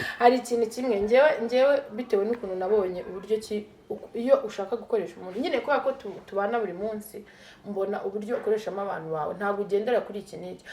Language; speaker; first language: Kinyarwanda; early bilingual, heritage; Kinyarwanda